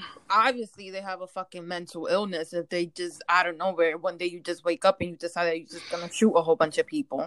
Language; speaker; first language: English; early bilingual, other home language; Spanish